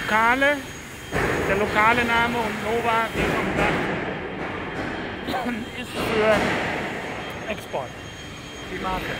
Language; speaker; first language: German; native; German